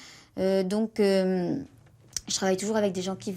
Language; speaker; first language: French; native; French